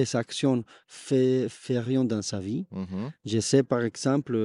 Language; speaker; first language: French; non-native, fluent; Spanish